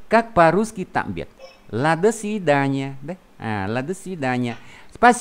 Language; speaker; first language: Russian; non-native, fluent; Vietnamese